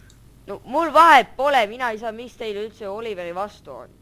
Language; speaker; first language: Estonian; native; Estonian